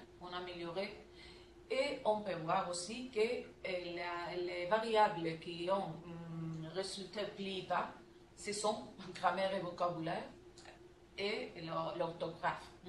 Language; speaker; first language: French; non-native, learner; Spanish